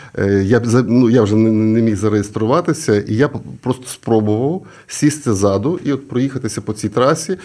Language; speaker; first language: Ukrainian; native; Ukrainian